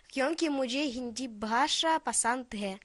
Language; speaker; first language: Hindi; non-native, learner; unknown